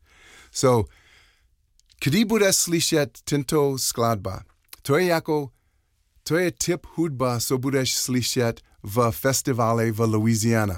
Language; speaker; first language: Czech; non-native, fluent; English